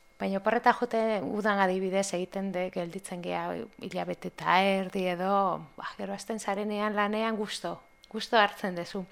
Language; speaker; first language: Basque; non-native, local second language; Spanish